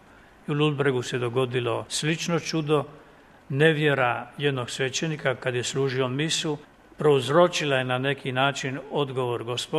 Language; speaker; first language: Croatian; native; Croatian